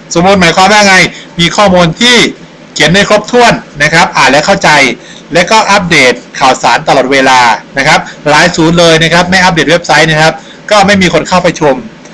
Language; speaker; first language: Thai; native; Thai